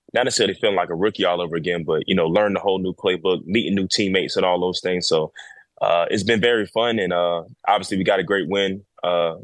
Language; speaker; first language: English; native; English